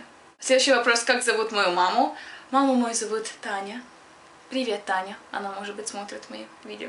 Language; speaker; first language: Russian; early bilingual, other home language; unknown